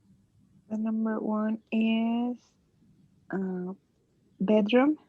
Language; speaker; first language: English; non-native, learner; Spanish